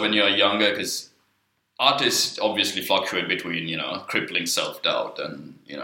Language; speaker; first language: English; non-native, local second language; Sinhala